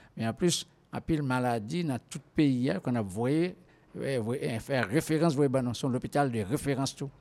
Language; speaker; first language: French; non-native, local second language; Haitian Creole